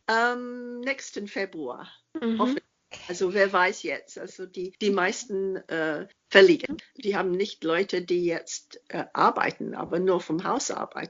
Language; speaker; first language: German; non-native, fluent; English